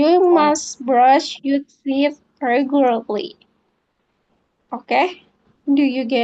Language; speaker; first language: English; non-native, fluent; Indonesian